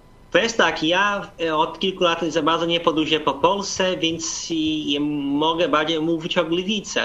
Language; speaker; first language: Polish; non-native, fluent; Portuguese